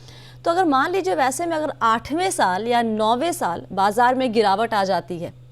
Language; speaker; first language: Hindi; native; Hindi